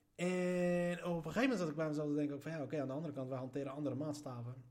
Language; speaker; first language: Dutch; early bilingual, other home language; Arabic